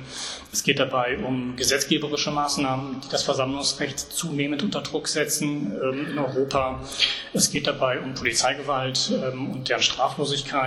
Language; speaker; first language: German; native; German